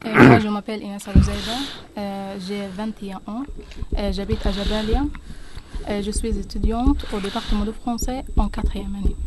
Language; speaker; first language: French; non-native, learner; Arabic